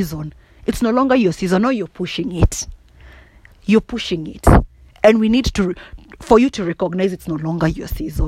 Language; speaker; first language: English; non-native, local second language; Kikuyu